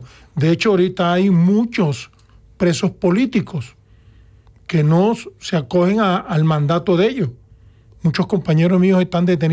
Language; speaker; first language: Spanish; native; Spanish